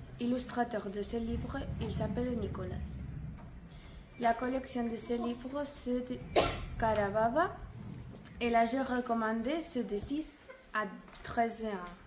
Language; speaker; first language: French; non-native, learner; Catalan